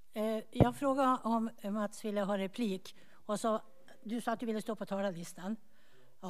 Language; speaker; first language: Swedish; native; Swedish